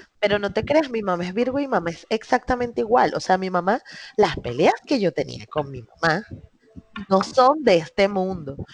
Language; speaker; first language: Spanish; native; Spanish